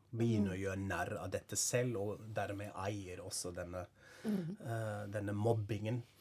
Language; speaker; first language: Norwegian; non-native, fluent; German